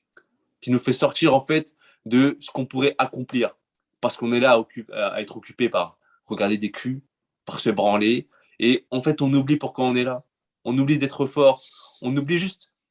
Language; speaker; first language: French; native; French